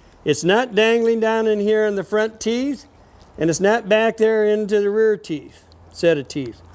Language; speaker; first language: English; native; English